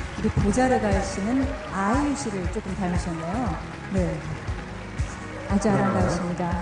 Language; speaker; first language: Korean; native; Korean